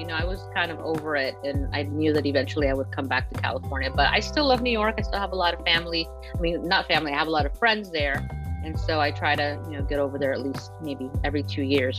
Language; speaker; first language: English; early bilingual, other home language; Spanish